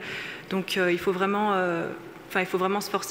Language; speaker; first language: French; native; French